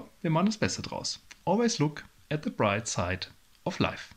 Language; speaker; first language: German; native; German